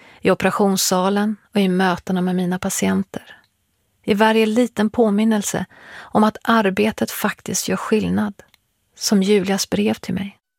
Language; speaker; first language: Swedish; early bilingual, other home language; Persian